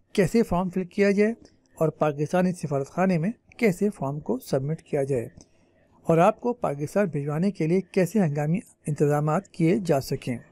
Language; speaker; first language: Urdu; native; Urdu